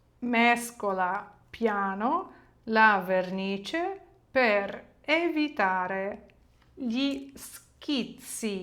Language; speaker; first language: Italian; non-native, fluent; Ukrainian